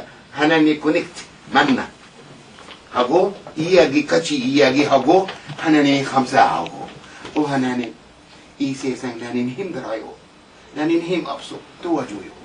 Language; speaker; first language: Korean; non-native, learner; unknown